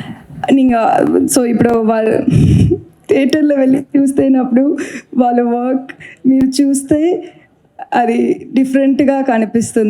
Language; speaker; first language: Telugu; non-native, learner; Tamil